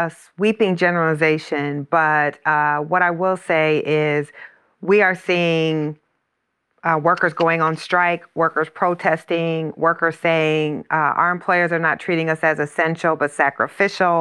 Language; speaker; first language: English; native; English